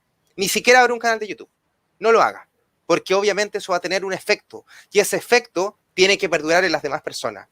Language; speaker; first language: Spanish; native; Spanish